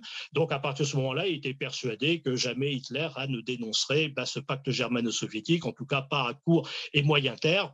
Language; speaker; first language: French; native; French